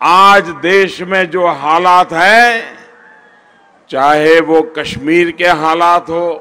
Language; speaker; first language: Hindi; non-native, local second language; Gujarati